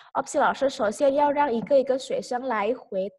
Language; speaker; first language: Chinese; non-native, fluent; Indonesian